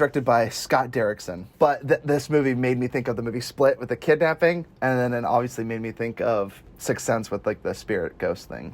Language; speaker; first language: English; native; English